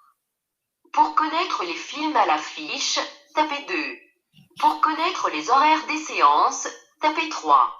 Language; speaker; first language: French; native; French